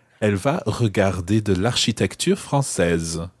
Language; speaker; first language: French; non-native, fluent; English